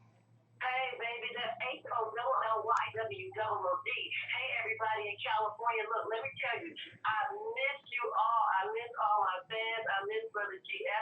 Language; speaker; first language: English; native; English